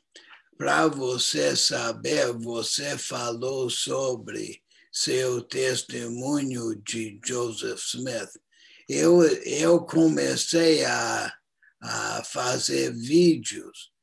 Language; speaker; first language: Portuguese; non-native, fluent; English